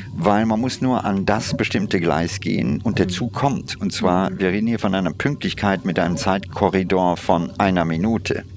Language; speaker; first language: German; non-native, fluent; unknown